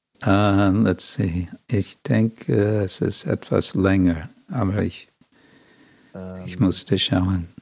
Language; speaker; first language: German; non-native, fluent; English